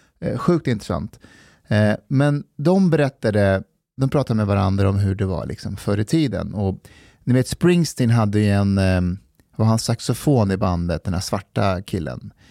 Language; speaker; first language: Swedish; early bilingual, other home language; Persian